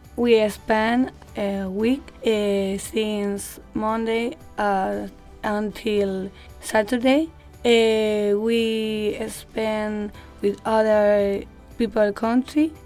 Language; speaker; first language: English; non-native, learner; Spanish